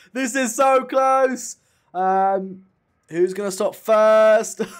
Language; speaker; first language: English; native; English